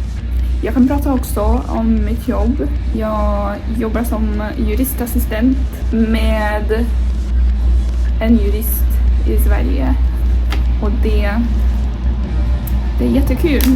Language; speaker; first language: Swedish; non-native, fluent; Portuguese